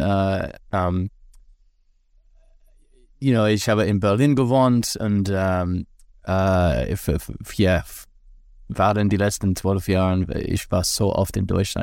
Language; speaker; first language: German; non-native, learner; English